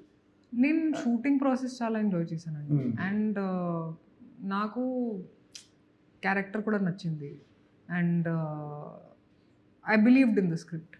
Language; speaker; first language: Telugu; non-native, local second language; Hindi